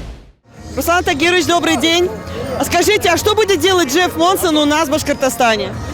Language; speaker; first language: Russian; native; Russian